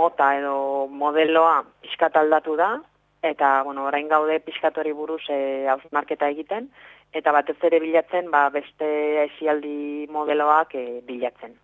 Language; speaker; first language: Basque; non-native, local second language; Spanish